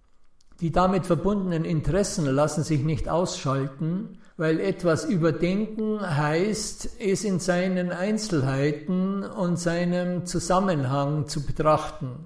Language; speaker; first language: German; native; German